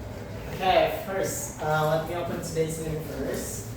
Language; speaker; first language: English; non-native, fluent; Indonesian